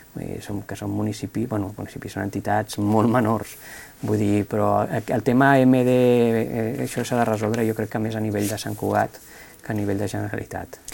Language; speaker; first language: Catalan; native; Catalan